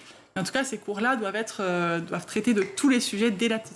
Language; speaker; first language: French; native; French